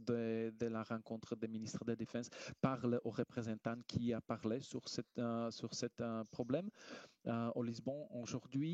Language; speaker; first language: French; non-native, fluent; Slovak